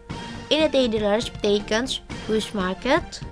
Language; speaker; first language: Dutch; non-native, learner; Indonesian